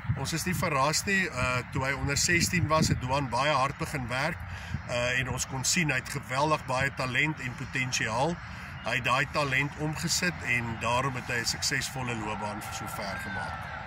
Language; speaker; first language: Afrikaans; native; Afrikaans